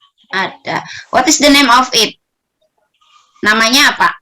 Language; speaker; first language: English; non-native, learner; Indonesian